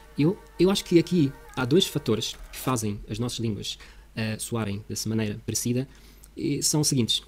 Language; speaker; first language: Portuguese; non-native, fluent; Russian